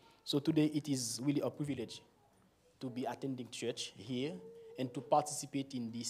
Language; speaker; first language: English; non-native, fluent; Haitian Creole